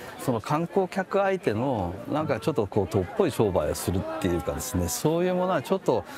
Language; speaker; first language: Japanese; native; Japanese